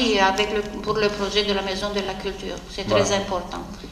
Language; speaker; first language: French; non-native, fluent; Romanian